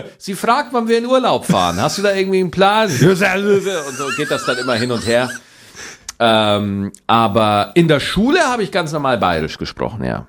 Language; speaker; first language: German; native; German